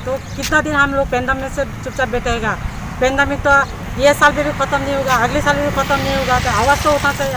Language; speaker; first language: Hindi; non-native, local second language; Kok Borok